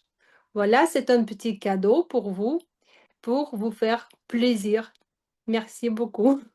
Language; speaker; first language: French; non-native, fluent; Russian